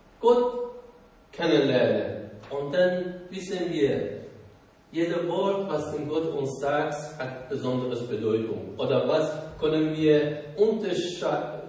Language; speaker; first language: German; non-native, learner; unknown